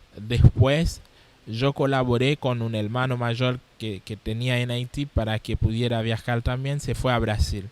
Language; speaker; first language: Spanish; non-native, fluent; Haitian Creole